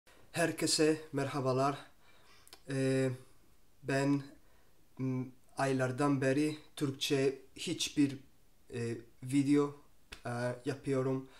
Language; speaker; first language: Turkish; non-native, learner; Spanish